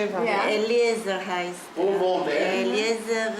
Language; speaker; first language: German; non-native, fluent; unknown